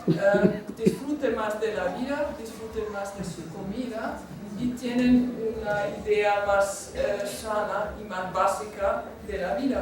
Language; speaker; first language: Spanish; non-native, fluent; German